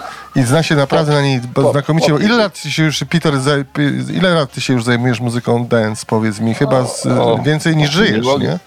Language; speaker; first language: Polish; native; Polish